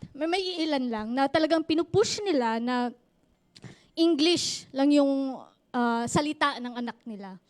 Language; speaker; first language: Filipino; non-native, local second language; Cebuano